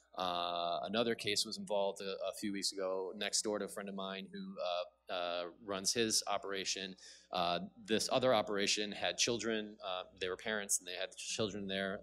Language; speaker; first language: English; native; English